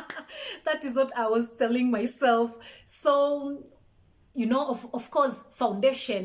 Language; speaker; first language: English; non-native, local second language; Swahili